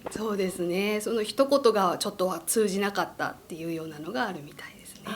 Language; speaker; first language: Japanese; native; Japanese